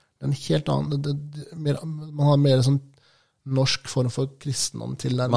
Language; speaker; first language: Norwegian; early bilingual, other home language; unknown